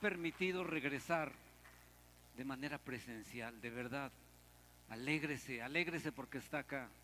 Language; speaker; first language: Spanish; native; Spanish